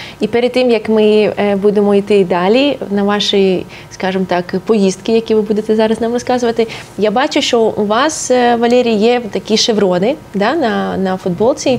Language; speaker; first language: Ukrainian; non-native, local second language; Russian